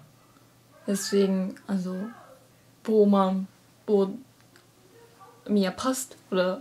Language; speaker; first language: German; non-native, learner; Japanese